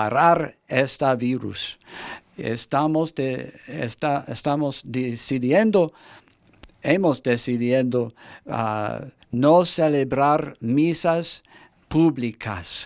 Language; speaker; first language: Spanish; non-native, fluent; English